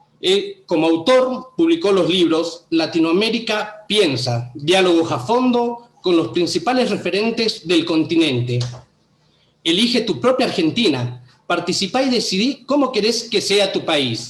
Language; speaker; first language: Spanish; native; Spanish